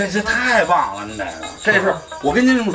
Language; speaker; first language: Chinese; native; Chinese